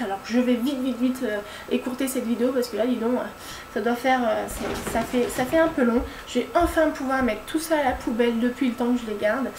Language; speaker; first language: French; native; French